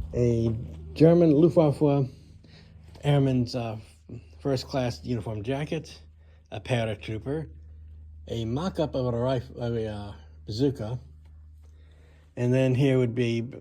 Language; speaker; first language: English; native; English